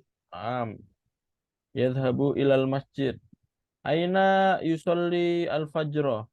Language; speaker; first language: Arabic; non-native, fluent; Indonesian